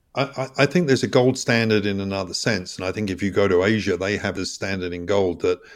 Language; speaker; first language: English; native; English